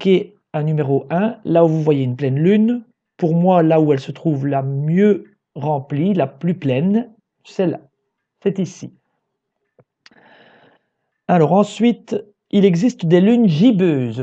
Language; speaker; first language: French; native; French